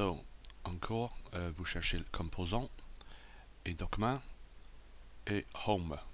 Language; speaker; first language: French; non-native, learner; English